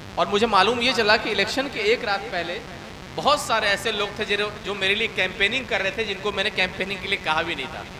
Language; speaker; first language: Hindi; native; Hindi